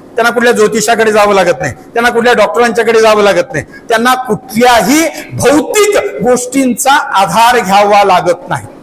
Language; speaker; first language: Marathi; non-native, local second language; Kannada